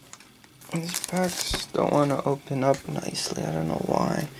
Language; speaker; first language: English; native; English